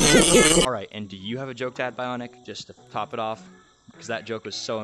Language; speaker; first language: English; native; English